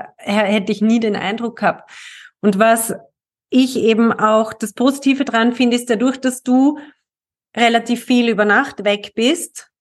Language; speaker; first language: German; native; German